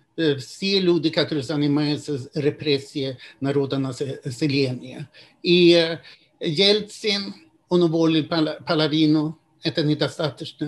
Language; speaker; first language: Russian; non-native, fluent; Swedish